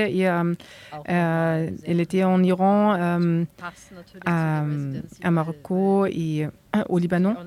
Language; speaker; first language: French; non-native, fluent; German